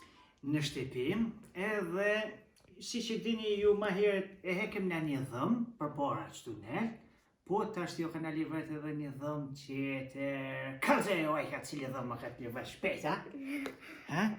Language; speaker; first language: Albanian; native; Albanian